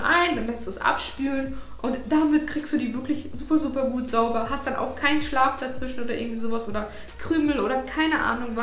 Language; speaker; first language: German; native; German